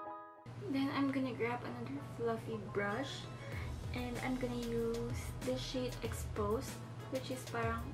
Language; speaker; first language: English; non-native, local second language; Filipino